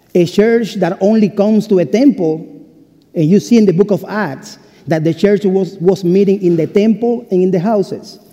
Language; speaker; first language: English; non-native, fluent; Spanish